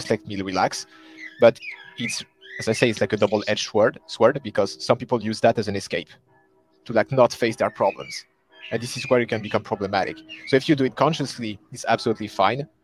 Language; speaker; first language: English; non-native, fluent; French